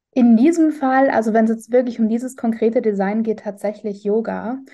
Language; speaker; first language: German; native; German